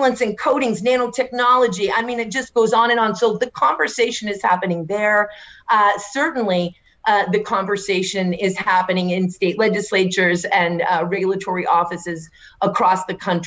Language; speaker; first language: English; native; English